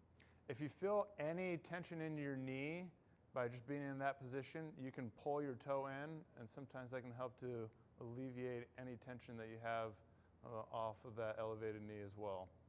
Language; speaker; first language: English; native; English